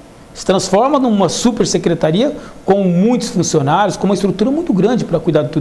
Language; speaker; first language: Portuguese; native; Portuguese